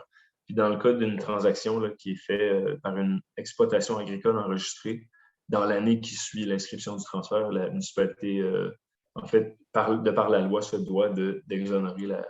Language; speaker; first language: French; native; French